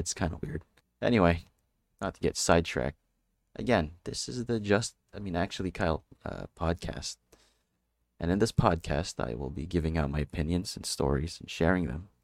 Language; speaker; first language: English; non-native, local second language; Filipino